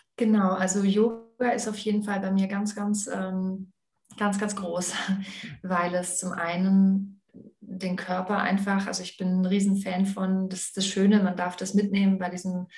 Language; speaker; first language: German; native; German